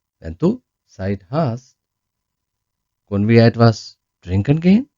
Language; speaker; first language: German; non-native, learner; Urdu